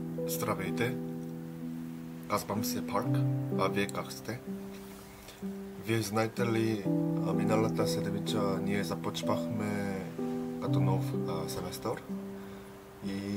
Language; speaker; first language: Bulgarian; non-native, learner; Korean